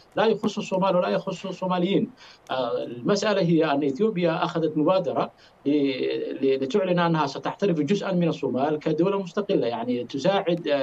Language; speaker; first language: Arabic; non-native, fluent; Somali